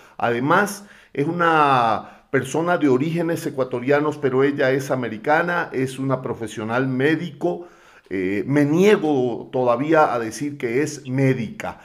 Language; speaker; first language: Spanish; native; Spanish